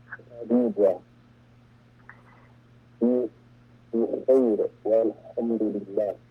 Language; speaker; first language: Arabic; non-native, learner; English